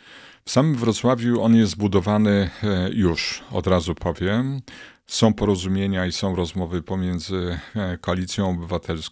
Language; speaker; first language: Polish; native; Polish